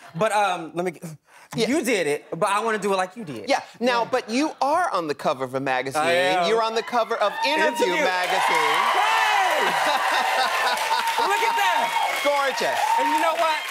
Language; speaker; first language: English; native; English